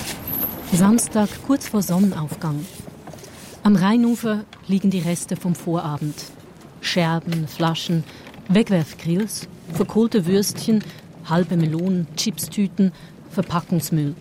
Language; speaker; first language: German; native; German